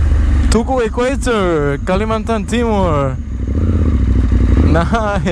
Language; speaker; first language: Indonesian; non-native, learner; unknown